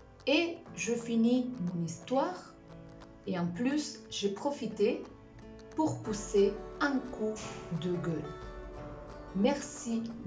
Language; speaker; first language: French; non-native, fluent; Spanish